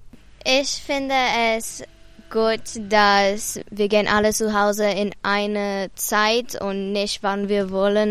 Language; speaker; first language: German; non-native, learner; English